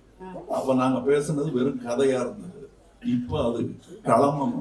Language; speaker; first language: Tamil; native; Tamil